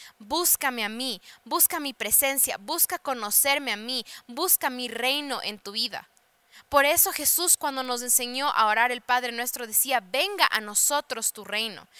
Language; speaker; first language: Spanish; early bilingual, heritage; Spanish